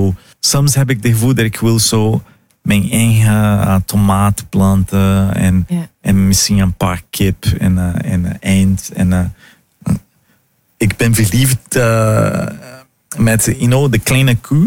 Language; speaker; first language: Dutch; non-native, learner; Portuguese